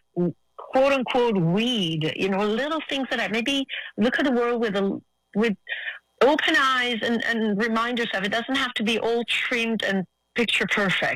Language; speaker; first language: English; non-native, fluent; Italian